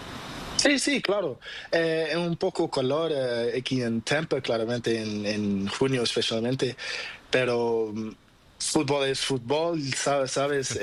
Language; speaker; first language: Spanish; non-native, learner; Portuguese